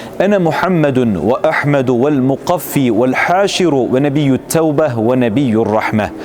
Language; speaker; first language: Turkish; native; Turkish